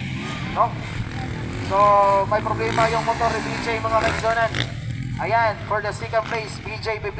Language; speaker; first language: Filipino; non-native, local second language; Cebuano